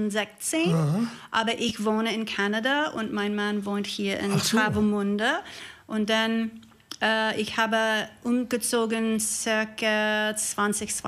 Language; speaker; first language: German; non-native, learner; English